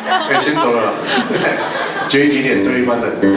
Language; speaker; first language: Chinese; native; Chinese